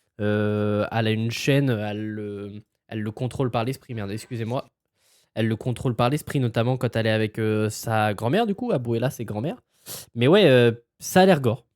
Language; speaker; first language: French; native; French